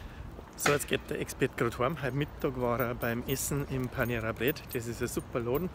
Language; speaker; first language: German; native; German